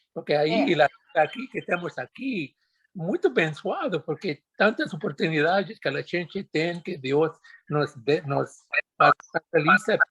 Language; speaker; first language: Portuguese; non-native, learner; Spanish